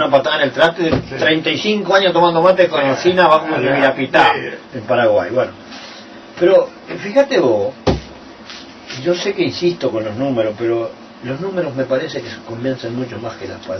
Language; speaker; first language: Spanish; native; Spanish